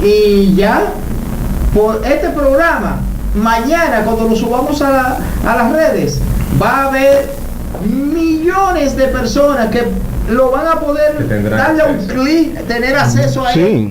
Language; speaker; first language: Spanish; native; Spanish